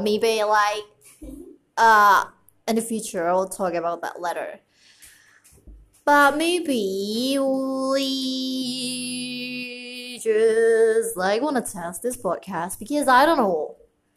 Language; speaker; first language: English; non-native, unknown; Indonesian